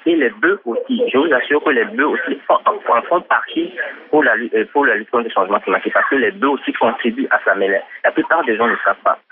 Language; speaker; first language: French; non-native, local second language; Ewe